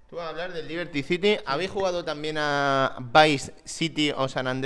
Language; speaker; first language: Spanish; native; Spanish